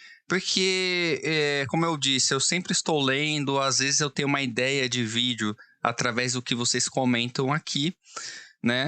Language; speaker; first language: Portuguese; native; Portuguese